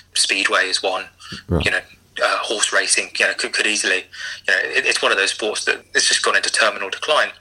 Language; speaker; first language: English; native; English